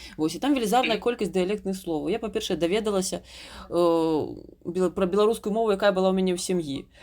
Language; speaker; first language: Belarusian; non-native, local second language; Russian